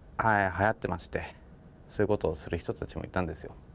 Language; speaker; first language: Japanese; native; Japanese